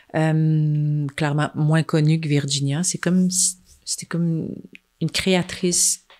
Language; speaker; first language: French; native; French